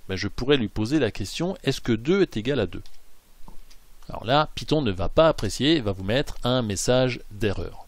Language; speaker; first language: French; native; French